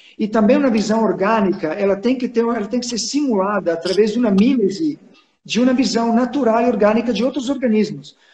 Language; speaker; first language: Portuguese; non-native, fluent; Croatian